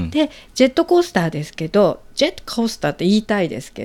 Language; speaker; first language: Japanese; native; Japanese